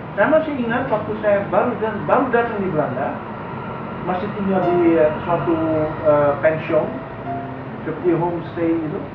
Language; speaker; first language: Indonesian; native; Indonesian